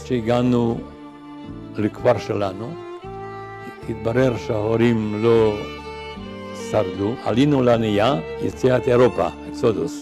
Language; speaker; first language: Hebrew; non-native, fluent; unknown